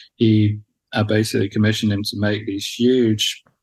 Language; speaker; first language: English; native; English